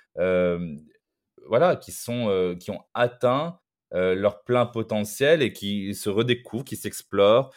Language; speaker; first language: French; non-native, local second language; Arabic